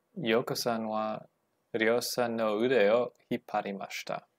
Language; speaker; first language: Japanese; non-native, learner; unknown